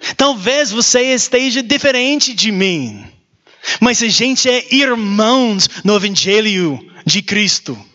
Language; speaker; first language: Portuguese; non-native, learner; English